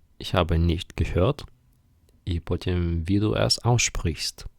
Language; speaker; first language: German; non-native, fluent; Ukrainian